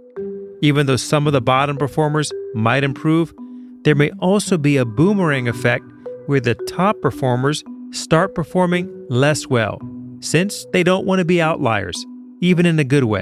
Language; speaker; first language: English; native; English